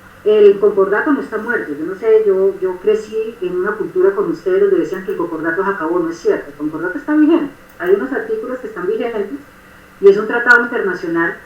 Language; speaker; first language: Spanish; native; Spanish